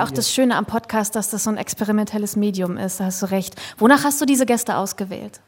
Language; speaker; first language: German; native; German